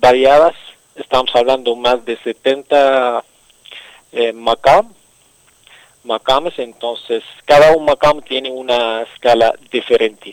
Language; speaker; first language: Spanish; non-native, local second language; Arabic